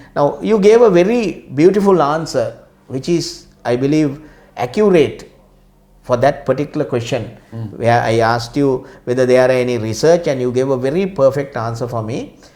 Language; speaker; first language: English; non-native, local second language; Sinhala